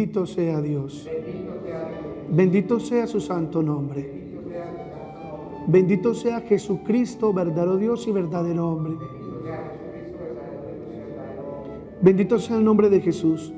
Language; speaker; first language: Spanish; native; Spanish